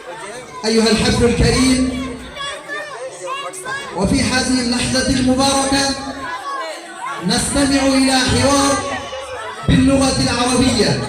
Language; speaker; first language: Arabic; non-native, learner; Bangla